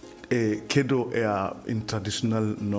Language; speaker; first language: Danish; non-native, fluent; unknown